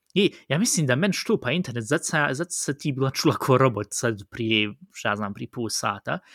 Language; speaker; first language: Bosnian; early bilingual, heritage; Bosnian